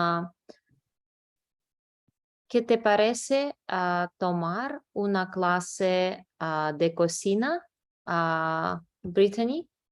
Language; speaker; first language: Spanish; non-native, learner; English